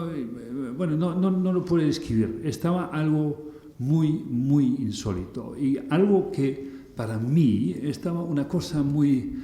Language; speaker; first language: Spanish; non-native, fluent; German